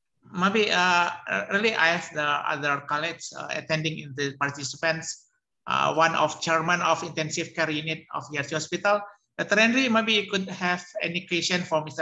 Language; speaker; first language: English; non-native, learner; Indonesian